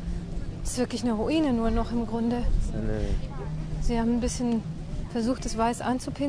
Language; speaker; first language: German; native; German